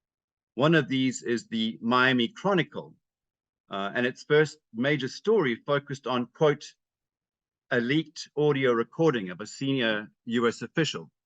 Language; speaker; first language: English; native; English